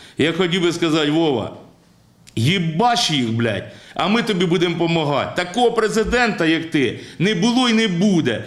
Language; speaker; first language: Ukrainian; non-native, local second language; Russian